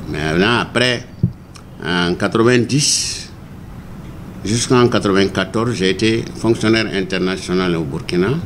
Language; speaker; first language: French; non-native, local second language; Bambara